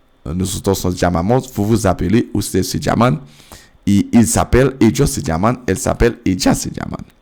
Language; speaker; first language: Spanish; non-native, fluent; French